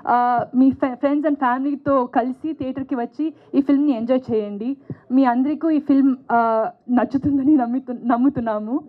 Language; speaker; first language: Telugu; non-native, learner; Tamil